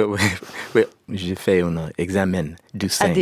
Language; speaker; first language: French; non-native, learner; English